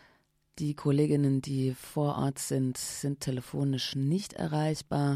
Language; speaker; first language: German; native; German